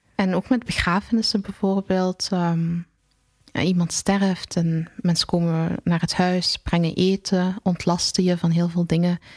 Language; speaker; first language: Dutch; early bilingual, other home language; Arabic